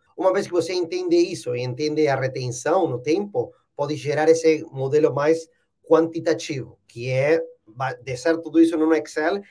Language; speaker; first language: Portuguese; non-native, fluent; Spanish